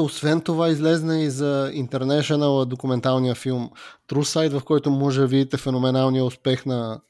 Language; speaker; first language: Bulgarian; native; Bulgarian